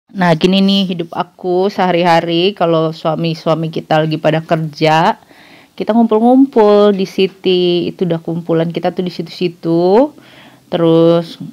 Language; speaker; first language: Indonesian; native; Indonesian